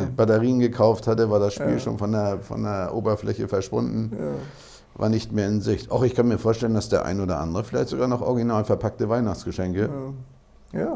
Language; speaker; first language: German; native; German